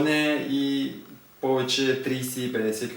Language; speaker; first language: Bulgarian; non-native, learner; Russian